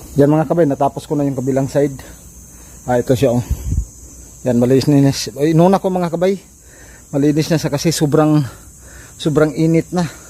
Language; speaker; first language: Filipino; non-native, local second language; Cebuano